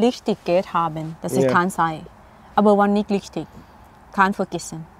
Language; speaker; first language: German; non-native, learner; Thai